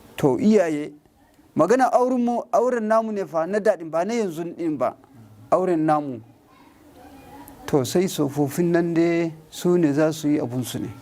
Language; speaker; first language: Hausa; non-native, local second language; Arabic